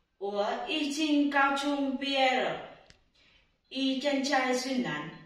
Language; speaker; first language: Chinese; non-native, learner; Vietnamese